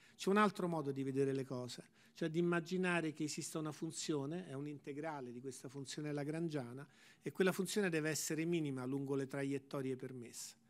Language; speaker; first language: Italian; native; Italian